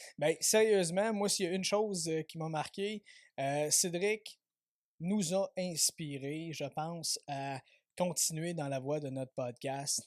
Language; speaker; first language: French; native; French